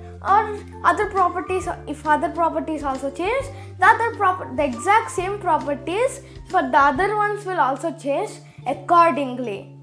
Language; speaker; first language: English; early bilingual, other home language; Telugu